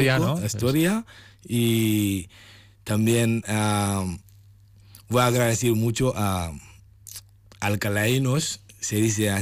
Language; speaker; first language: Spanish; non-native, learner; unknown